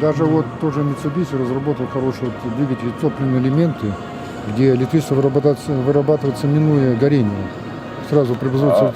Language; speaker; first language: Russian; native; Russian